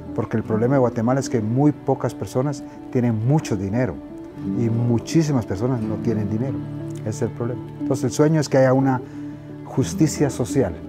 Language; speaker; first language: Spanish; native; Spanish